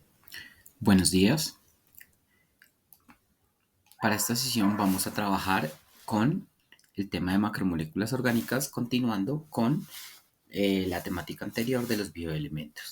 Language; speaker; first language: Spanish; native; Spanish